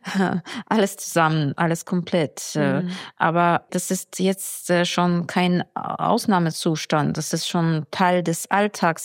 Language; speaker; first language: German; non-native, fluent; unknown